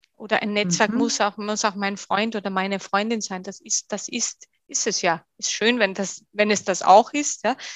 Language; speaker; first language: German; native; German